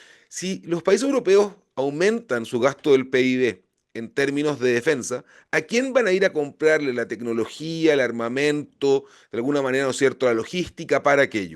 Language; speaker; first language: Spanish; native; Spanish